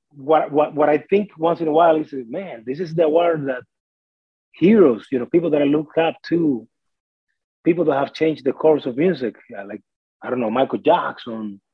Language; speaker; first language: English; non-native, fluent; Spanish